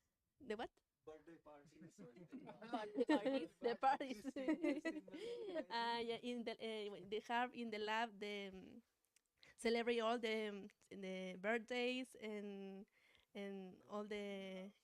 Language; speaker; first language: English; non-native, learner; Spanish